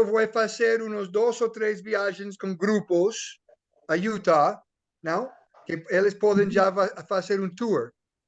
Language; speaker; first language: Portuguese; non-native, learner; English